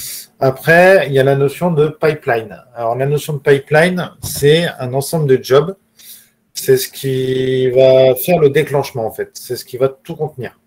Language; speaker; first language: French; native; French